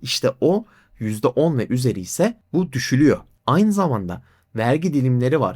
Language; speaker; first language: Turkish; native; Turkish